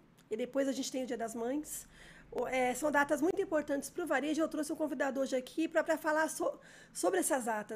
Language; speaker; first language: Portuguese; native; Portuguese